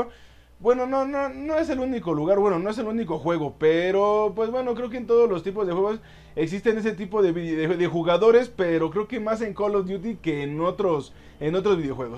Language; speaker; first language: Spanish; native; Spanish